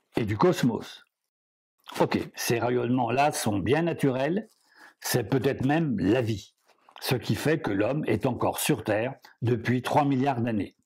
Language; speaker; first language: French; native; French